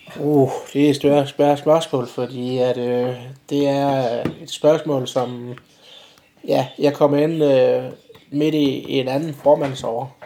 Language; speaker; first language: Danish; native; Danish